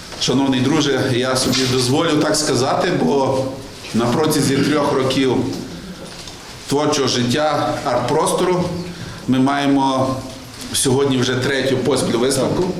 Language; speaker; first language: Ukrainian; native; Ukrainian